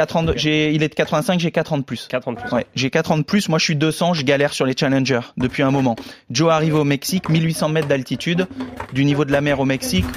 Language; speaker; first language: French; native; French